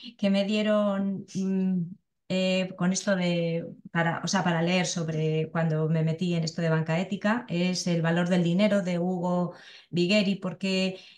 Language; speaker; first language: Spanish; native; Spanish